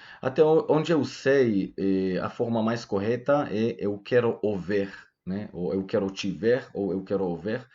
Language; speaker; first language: Portuguese; non-native, fluent; Hebrew